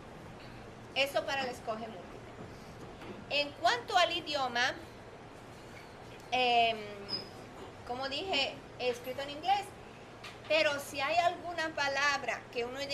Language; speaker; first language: Spanish; non-native, fluent; Italian